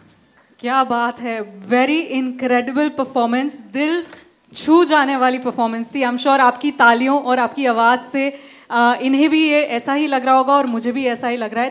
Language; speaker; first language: Hindi; native; Hindi